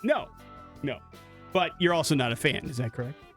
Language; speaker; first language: English; native; English